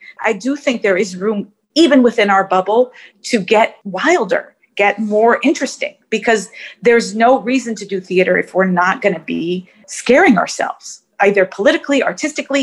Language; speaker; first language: English; native; English